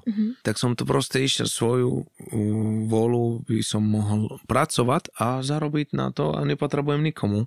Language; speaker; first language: Slovak; non-native, fluent; Arabic